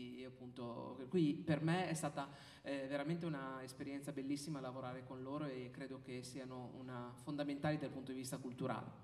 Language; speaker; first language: Italian; native; Italian